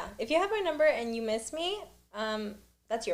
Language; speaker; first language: English; native; English